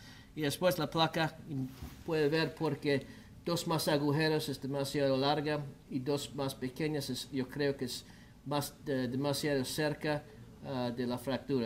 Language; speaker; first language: Spanish; non-native, learner; English